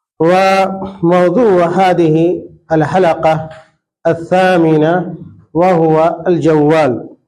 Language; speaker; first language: Arabic; non-native, fluent; Urdu